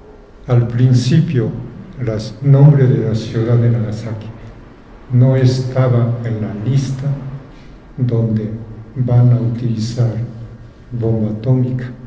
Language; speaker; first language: Spanish; non-native, fluent; Japanese